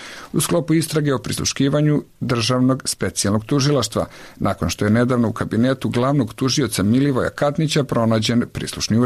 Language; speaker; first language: Croatian; native; Croatian